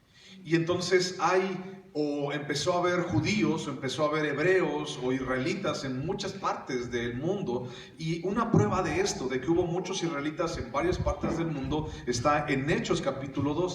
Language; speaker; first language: Spanish; native; Spanish